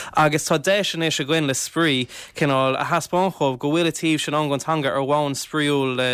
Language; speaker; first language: Irish; non-native, local second language; English